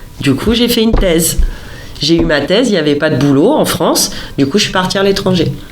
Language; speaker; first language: French; native; French